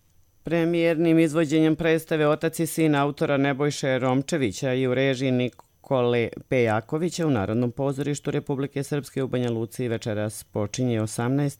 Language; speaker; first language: Croatian; native; Croatian